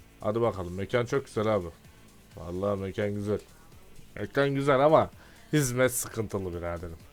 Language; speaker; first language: Turkish; native; Turkish